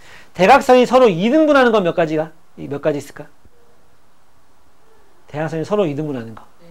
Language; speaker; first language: Korean; native; Korean